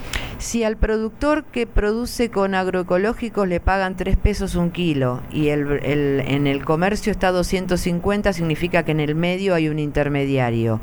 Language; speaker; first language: Spanish; native; Spanish